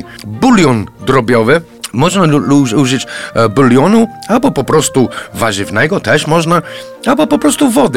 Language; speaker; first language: Polish; non-native, fluent; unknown